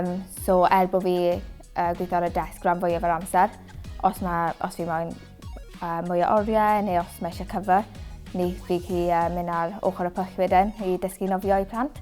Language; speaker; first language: Welsh; native; Welsh